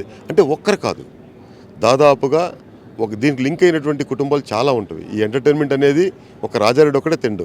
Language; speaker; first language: Telugu; native; Telugu